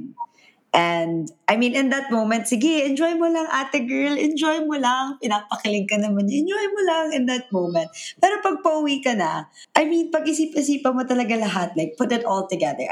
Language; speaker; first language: English; non-native, local second language; Filipino